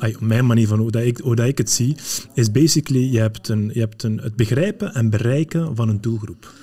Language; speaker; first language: Dutch; early bilingual, other home language; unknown